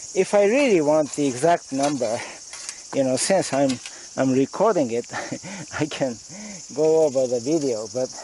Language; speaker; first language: English; non-native, fluent; Japanese